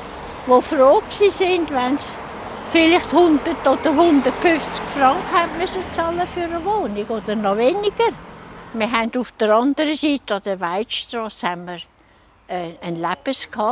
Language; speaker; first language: German; native; German